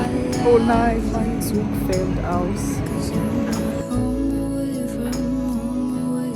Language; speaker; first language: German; non-native, learner; English